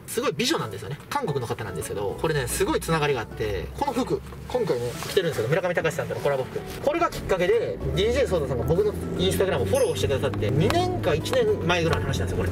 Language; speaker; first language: Japanese; native; Japanese